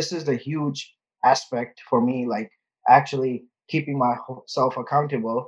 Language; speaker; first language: English; non-native, local second language; Urdu